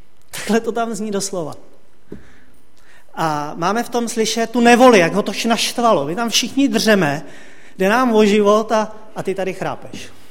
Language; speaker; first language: Czech; native; Czech